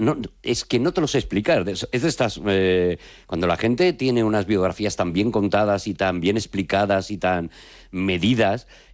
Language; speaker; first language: Spanish; native; Spanish